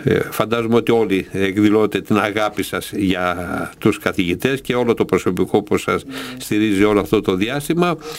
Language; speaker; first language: Greek; native; Greek